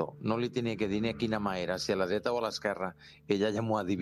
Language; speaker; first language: Catalan; native; Catalan